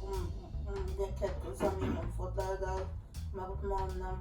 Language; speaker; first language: French; non-native, local second language; Haitian Creole